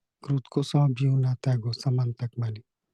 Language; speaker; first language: Polish; non-native, learner; Hindi